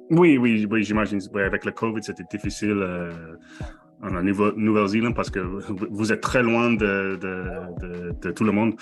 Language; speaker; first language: French; non-native, fluent; English